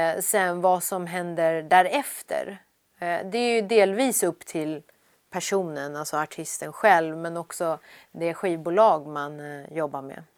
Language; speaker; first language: Swedish; early bilingual, other home language; Persian